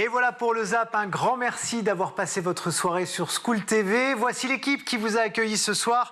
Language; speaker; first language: French; native; French